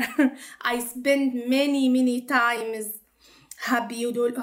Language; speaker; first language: English; non-native, learner; Arabic